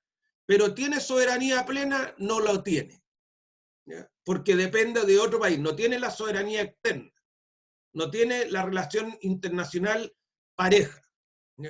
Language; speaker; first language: Spanish; native; Spanish